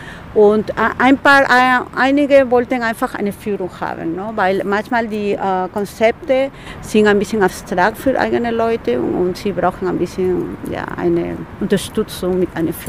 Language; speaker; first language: German; non-native, fluent; Spanish